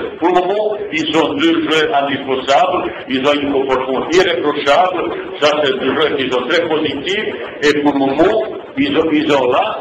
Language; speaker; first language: French; non-native, fluent; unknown